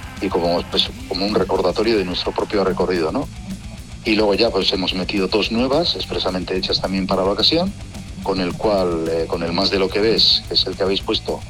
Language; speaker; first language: Spanish; non-native, local second language; Basque